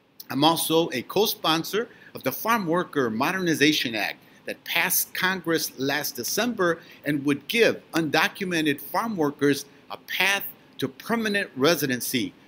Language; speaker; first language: English; early bilingual, other home language; Spanish